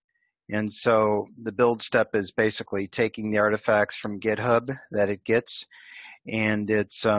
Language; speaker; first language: English; native; English